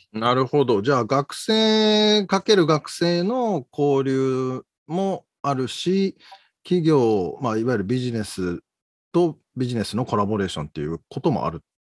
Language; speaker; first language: Japanese; native; Japanese